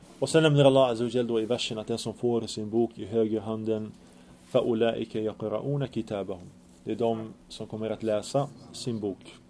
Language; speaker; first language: Swedish; early bilingual, other home language; Arabic